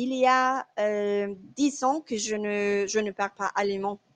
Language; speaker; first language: French; non-native, learner; Spanish